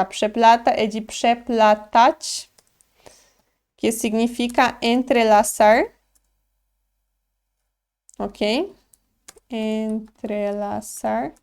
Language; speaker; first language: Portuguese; non-native, fluent; Polish